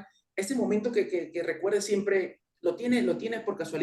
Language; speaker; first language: Spanish; native; Spanish